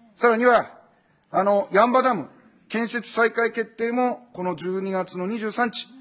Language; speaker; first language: Japanese; native; Japanese